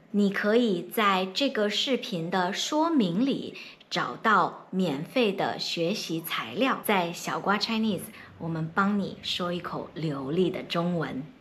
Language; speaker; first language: Chinese; native; Chinese